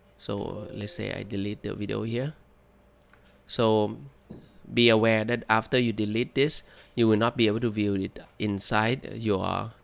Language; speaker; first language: English; non-native, fluent; Thai